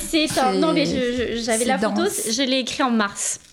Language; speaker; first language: French; native; French